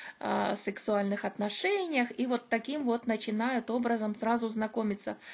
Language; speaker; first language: Russian; native; Russian